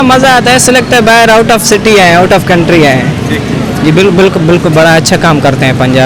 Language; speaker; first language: Hindi; non-native, local second language; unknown